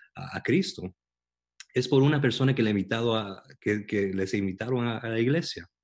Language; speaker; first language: Spanish; early bilingual, heritage; Spanish